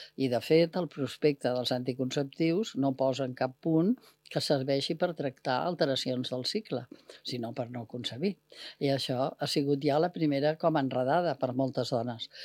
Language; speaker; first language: Catalan; native; Catalan